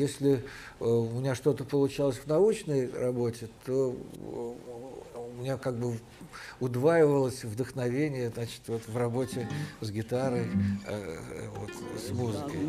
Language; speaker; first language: Russian; native; Russian